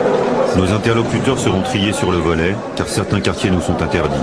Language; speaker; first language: French; native; French